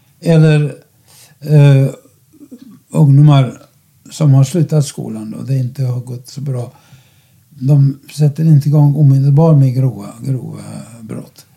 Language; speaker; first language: Swedish; non-native, fluent; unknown